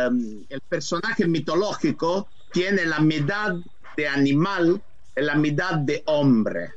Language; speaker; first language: Spanish; non-native, fluent; Italian